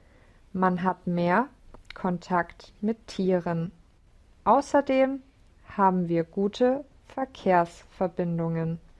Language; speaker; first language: German; non-native, learner; English